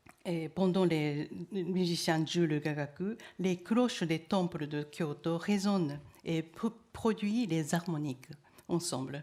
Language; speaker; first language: French; non-native, learner; Japanese